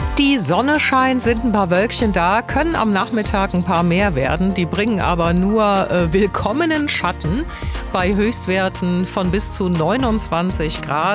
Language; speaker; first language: German; native; German